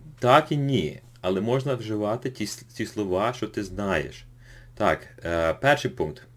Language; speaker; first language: Ukrainian; early bilingual, heritage; English